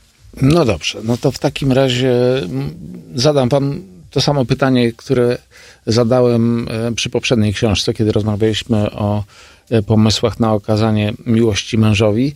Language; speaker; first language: Polish; native; Polish